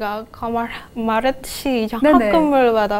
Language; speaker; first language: Korean; non-native, fluent; Indonesian